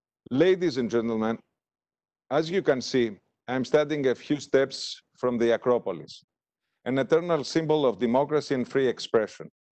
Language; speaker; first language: English; non-native, fluent; Greek